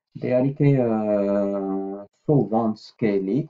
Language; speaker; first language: Norwegian; non-native, fluent; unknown